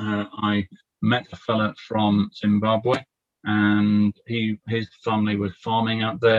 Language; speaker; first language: English; native; English